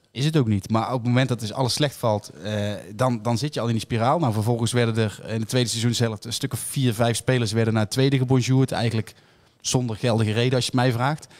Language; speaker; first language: Dutch; native; Dutch